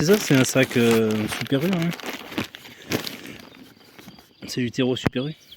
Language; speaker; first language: French; native; French